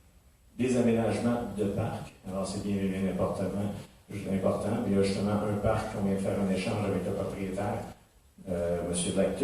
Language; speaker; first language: French; native; French